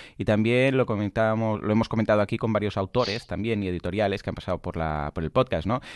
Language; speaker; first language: Spanish; non-native, local second language; Catalan